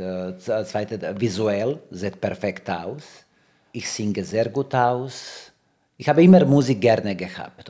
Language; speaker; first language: German; non-native, learner; Serbian